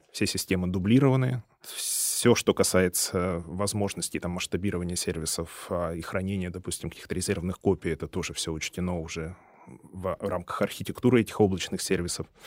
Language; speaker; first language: Russian; native; Russian